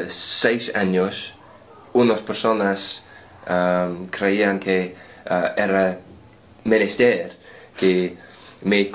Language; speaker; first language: Spanish; non-native, learner; English